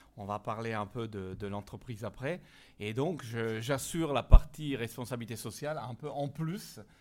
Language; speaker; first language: French; non-native, fluent; Italian